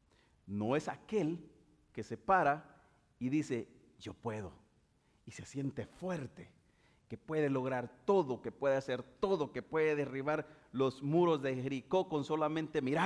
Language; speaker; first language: Spanish; native; Spanish